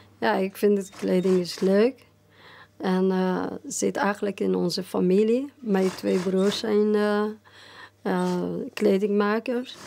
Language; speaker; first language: Dutch; non-native, fluent; Persian